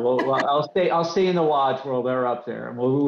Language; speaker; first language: English; native; English